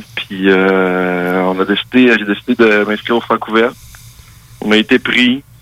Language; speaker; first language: French; native; French